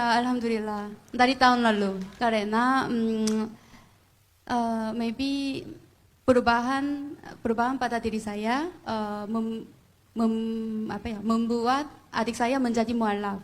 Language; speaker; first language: Indonesian; non-native, fluent; Korean